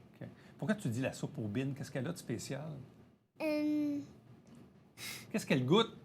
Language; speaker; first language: French; native; French